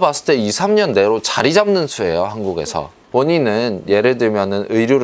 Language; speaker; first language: Korean; native; Korean